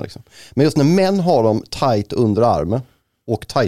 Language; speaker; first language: Swedish; native; Swedish